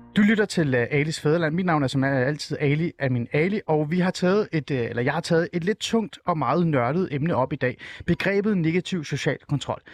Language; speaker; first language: Danish; native; Danish